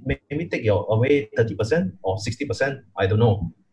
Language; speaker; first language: English; non-native, local second language; Chinese